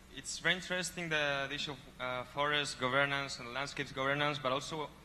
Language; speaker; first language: English; non-native, fluent; Spanish